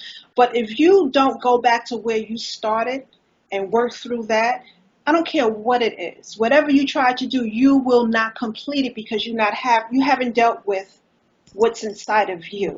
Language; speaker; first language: English; native; English